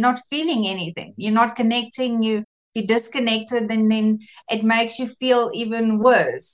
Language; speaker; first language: English; non-native, local second language; Afrikaans